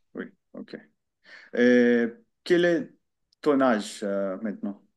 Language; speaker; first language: French; non-native, learner; Finnish